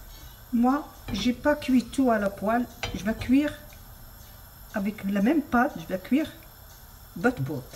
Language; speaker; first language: French; non-native, fluent; Arabic